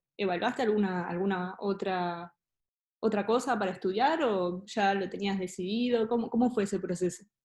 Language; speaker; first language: Spanish; native; Spanish